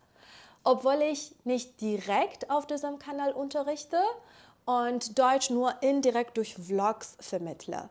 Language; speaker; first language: German; native; German